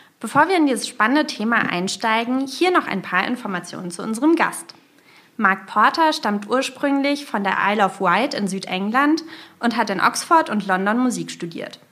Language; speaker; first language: German; native; German